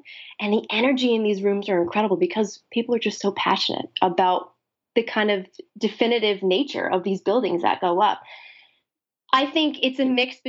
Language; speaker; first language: English; native; English